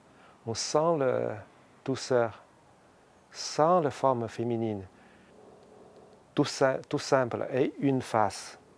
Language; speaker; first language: French; non-native, learner; Chinese